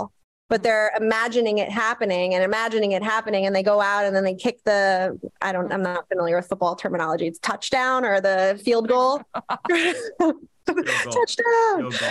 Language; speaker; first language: English; native; English